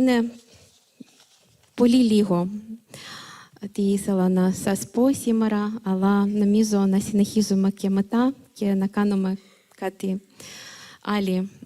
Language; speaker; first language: Greek; non-native, fluent; Ukrainian